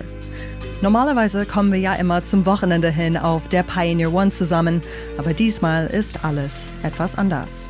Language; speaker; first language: German; native; German